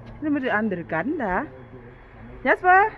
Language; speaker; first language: Dutch; non-native, learner; Thai